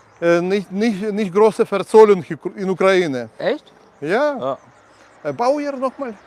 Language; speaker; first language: German; non-native, learner; Ukrainian